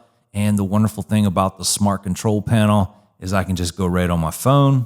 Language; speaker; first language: English; native; English